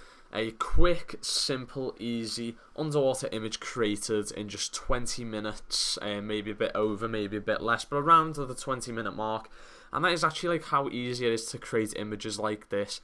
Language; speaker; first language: English; native; English